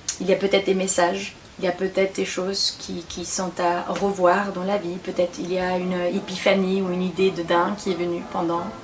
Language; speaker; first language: French; non-native, fluent; German